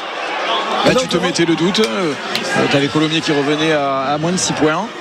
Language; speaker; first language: French; native; French